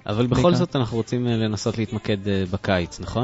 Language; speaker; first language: Hebrew; native; Hebrew